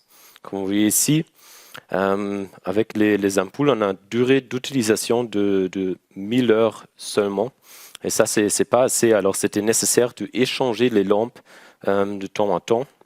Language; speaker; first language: French; non-native, learner; German